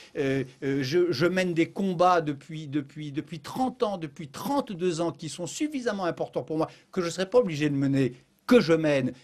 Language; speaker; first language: French; native; French